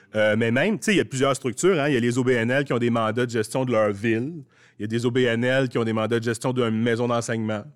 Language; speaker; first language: French; native; French